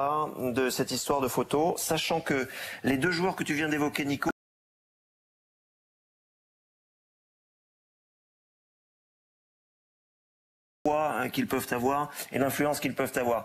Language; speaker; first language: French; native; French